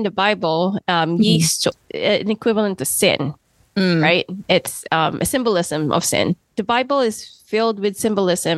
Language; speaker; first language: English; non-native, local second language; Filipino